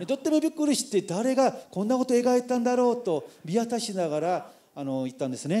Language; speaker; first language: Japanese; non-native, fluent; Korean